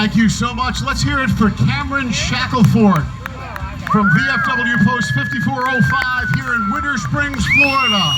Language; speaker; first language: English; native; English